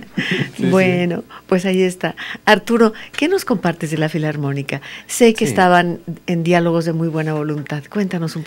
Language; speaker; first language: Spanish; native; Spanish